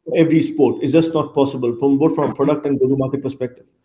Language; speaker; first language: English; non-native, local second language; Bangla